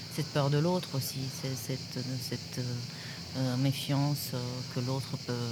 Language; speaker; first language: French; non-native, fluent; Romanian